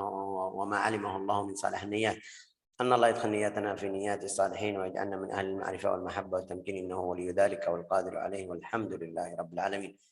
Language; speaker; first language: Arabic; native; Arabic